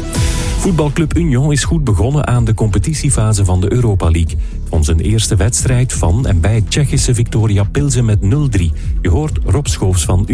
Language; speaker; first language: Dutch; native; Dutch